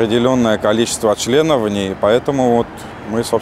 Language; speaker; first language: Russian; native; Russian